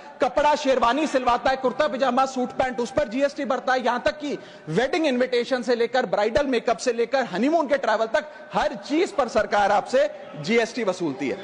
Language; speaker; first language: Hindi; native; Hindi